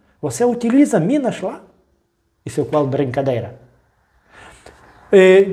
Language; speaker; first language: Portuguese; non-native, learner; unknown